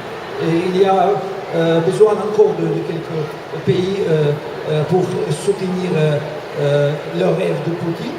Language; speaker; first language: French; non-native, fluent; Russian